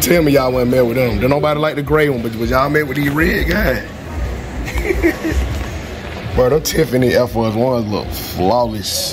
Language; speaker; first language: English; native; English